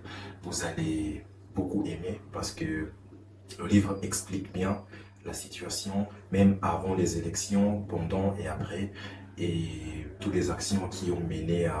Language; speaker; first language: French; non-native, fluent; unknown